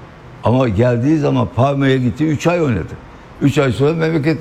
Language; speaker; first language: Turkish; native; Turkish